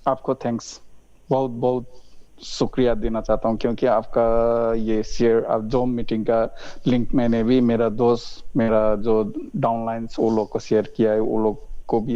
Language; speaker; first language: Hindi; non-native, learner; Nepali